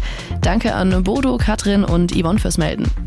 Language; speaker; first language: German; native; German